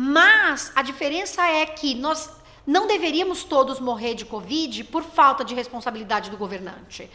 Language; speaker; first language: Portuguese; native; Portuguese